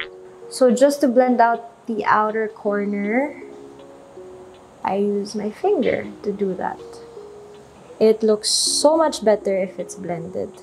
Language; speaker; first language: English; non-native, local second language; Filipino